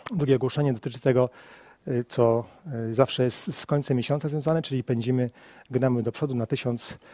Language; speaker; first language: Polish; native; Polish